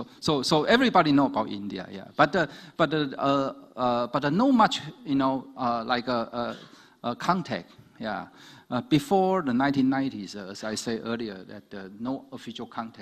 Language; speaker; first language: English; non-native, fluent; Chinese